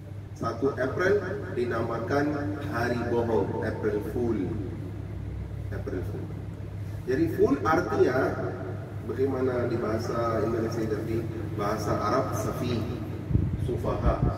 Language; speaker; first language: Indonesian; non-native, fluent; Urdu